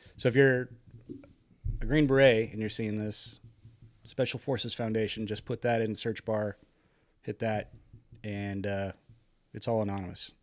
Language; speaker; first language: English; native; English